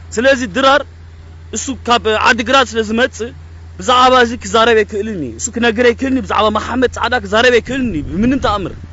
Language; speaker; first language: Tigrinya; early bilingual, heritage; Tigrinya